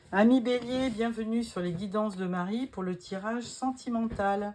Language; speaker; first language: French; native; French